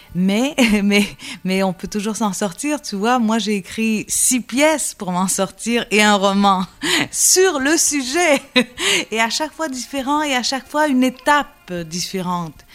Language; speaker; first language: French; non-native, local second language; Arabic